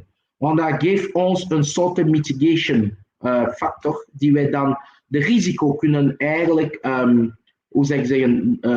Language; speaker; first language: Dutch; non-native, local second language; French